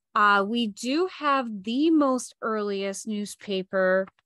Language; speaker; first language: English; native; English